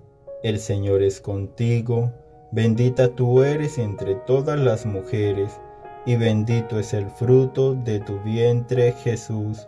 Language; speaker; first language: Spanish; native; Spanish